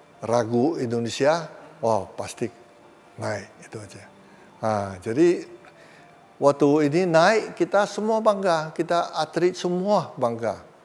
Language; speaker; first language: Indonesian; non-native, local second language; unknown